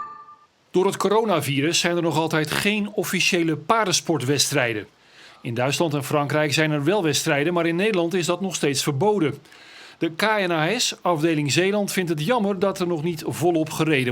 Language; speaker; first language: Dutch; native; Dutch